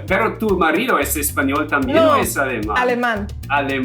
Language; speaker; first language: Spanish; non-native, fluent; German